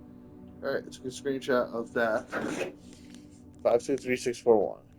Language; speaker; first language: English; native; English